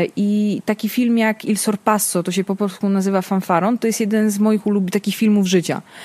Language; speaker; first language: Polish; early bilingual, other home language; Italian